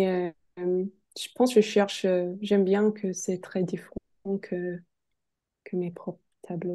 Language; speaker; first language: French; non-native, fluent; English